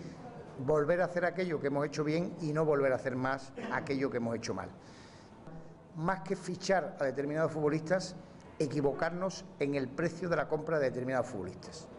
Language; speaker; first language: Spanish; native; Spanish